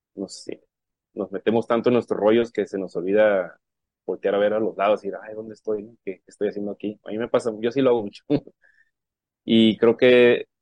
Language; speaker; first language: Spanish; native; Spanish